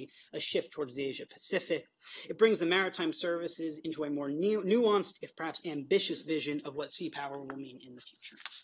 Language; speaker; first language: English; native; English